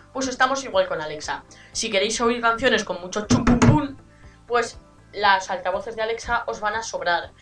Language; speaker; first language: Spanish; native; Spanish